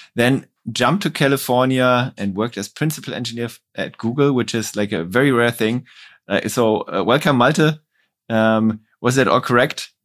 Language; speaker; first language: English; non-native, fluent; German